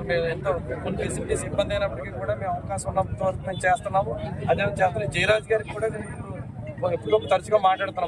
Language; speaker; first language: Telugu; native; Telugu